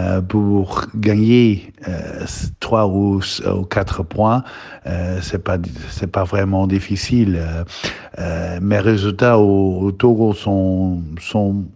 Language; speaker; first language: French; non-native, fluent; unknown